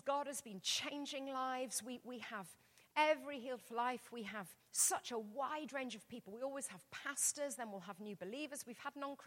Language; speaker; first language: English; native; English